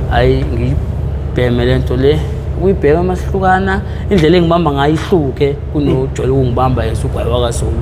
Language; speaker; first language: Zulu; native; Zulu